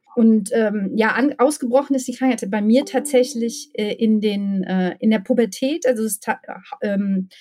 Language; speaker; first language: German; native; German